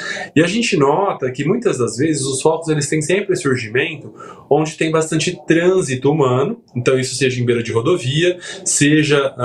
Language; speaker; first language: Portuguese; native; Portuguese